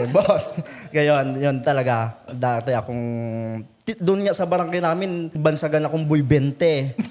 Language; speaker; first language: Filipino; native; Filipino